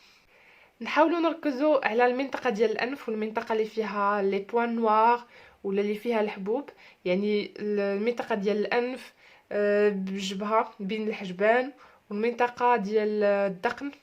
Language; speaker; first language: Arabic; native; Arabic